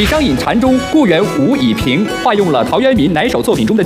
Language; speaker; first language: Chinese; native; Chinese